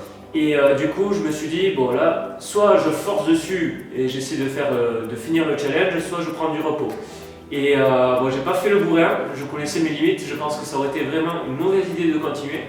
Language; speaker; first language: French; native; French